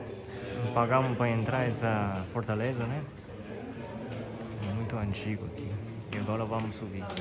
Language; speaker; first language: Portuguese; non-native, fluent; Chinese